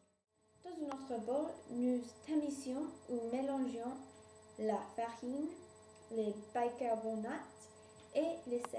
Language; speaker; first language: French; non-native, learner; English